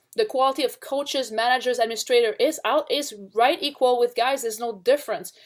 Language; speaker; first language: English; native; English